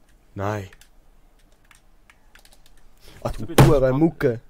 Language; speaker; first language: German; native; German